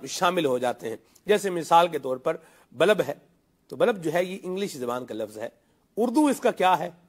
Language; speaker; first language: Urdu; non-native, local second language; Punjabi